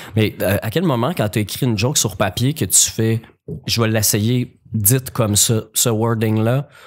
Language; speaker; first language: French; native; French